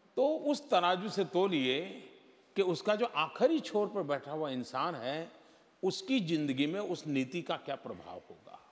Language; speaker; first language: Hindi; non-native, local second language; Gujarati